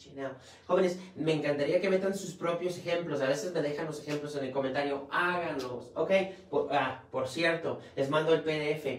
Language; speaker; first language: Spanish; native; Spanish